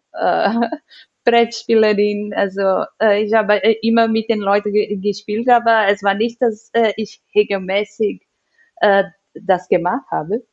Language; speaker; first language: German; non-native, learner; Portuguese